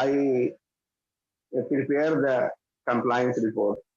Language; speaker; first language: English; non-native, learner; Hindi